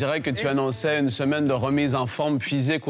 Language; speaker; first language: French; native; French